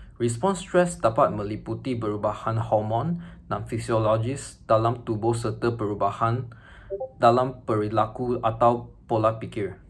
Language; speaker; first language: Malay; non-native, local second language; Chinese